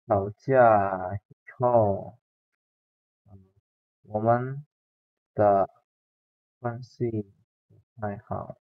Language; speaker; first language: Chinese; non-native, fluent; Indonesian